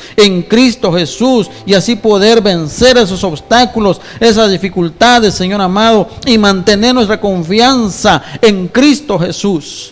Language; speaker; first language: Spanish; native; Spanish